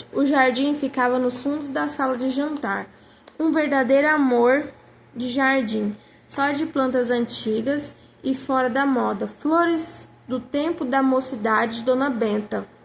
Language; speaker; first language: Portuguese; native; Portuguese